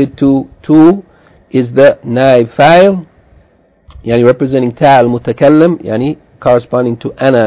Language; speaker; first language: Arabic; non-native, fluent; English